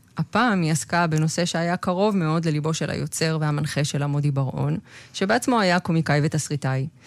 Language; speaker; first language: Hebrew; native; Hebrew